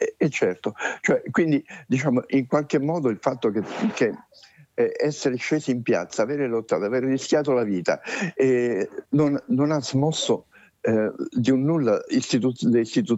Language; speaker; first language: Italian; native; Italian